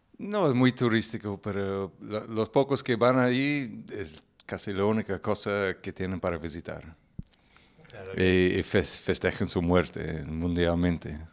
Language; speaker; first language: Spanish; non-native, fluent; English